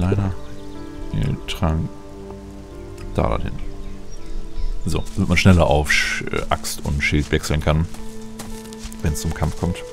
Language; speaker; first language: German; native; German